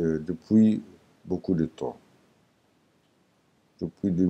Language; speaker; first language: French; non-native, learner; Arabic